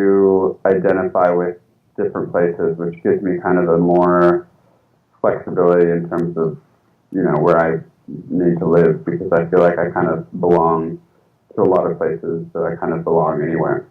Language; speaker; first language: English; early bilingual, other home language; Spanish